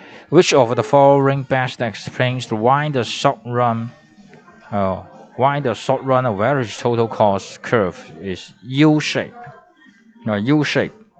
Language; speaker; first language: English; non-native, learner; Chinese